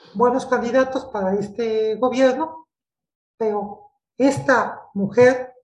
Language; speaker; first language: Spanish; native; Spanish